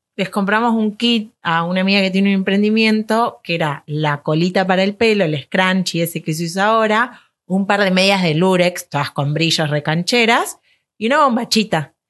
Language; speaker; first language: Spanish; native; Spanish